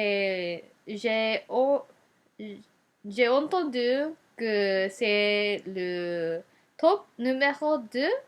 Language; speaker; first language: French; non-native, learner; Japanese